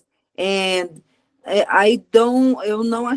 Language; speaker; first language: English; non-native, learner; Portuguese